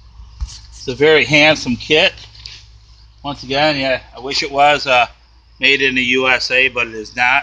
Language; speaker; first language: English; native; English